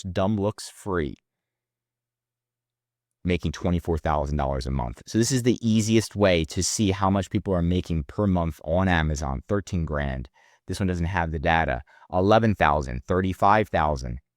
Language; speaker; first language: English; native; English